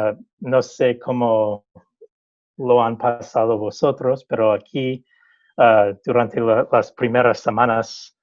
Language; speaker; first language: Spanish; non-native, fluent; English